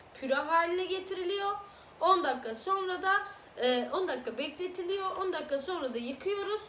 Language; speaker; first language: Turkish; early bilingual, other home language; Azerbaijani